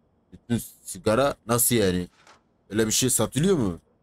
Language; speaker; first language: Turkish; native; Turkish